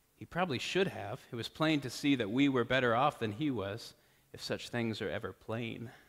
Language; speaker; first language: English; native; English